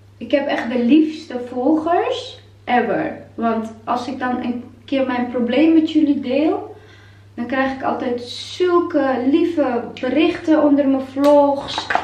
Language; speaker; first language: Dutch; non-native, fluent; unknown